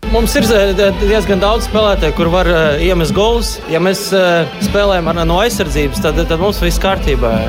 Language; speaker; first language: Latvian; non-native, fluent; Russian